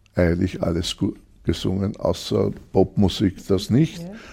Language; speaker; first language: German; native; German